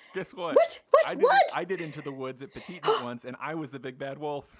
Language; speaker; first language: English; native; English